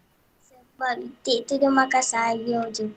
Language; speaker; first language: Malay; native; Malay